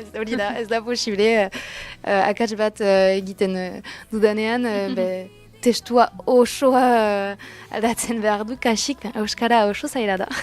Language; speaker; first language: Basque; non-native, local second language; French